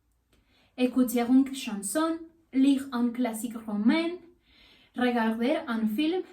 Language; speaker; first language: French; non-native, learner; Spanish